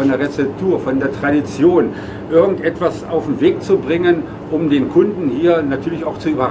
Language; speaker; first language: German; native; German